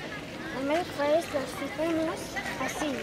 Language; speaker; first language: Spanish; non-native, learner; Arabic